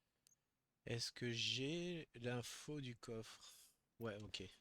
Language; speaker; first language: French; native; French